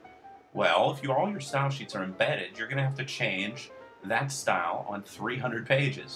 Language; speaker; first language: English; native; English